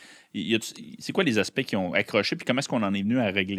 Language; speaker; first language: French; native; French